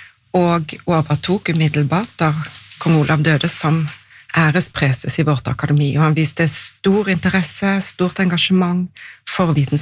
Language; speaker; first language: Norwegian; native; Norwegian